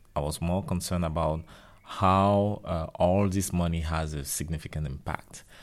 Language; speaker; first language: English; non-native, local second language; French